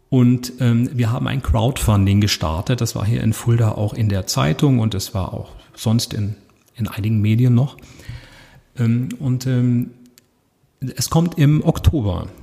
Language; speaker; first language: German; native; German